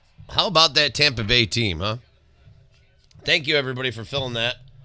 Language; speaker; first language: English; native; English